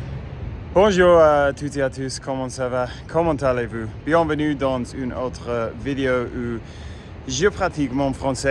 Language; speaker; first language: French; non-native, fluent; English